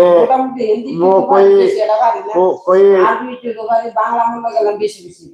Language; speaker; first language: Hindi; non-native, learner; Bangla